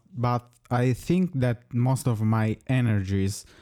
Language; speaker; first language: English; non-native, fluent; Italian